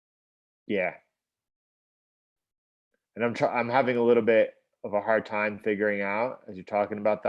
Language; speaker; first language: English; native; English